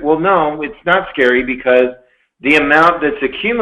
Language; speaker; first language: English; native; English